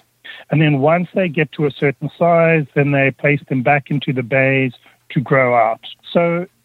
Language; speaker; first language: English; native; English